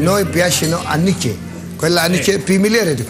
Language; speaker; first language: Italian; non-native, local second language; Tigrinya